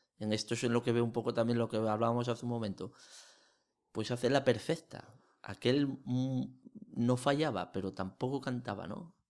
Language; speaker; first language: Spanish; native; Spanish